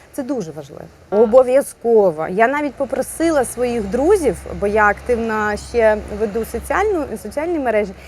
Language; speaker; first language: Ukrainian; non-native, local second language; Russian